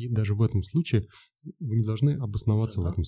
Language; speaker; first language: Russian; native; Russian